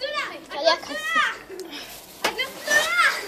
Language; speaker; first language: Hebrew; native; Hebrew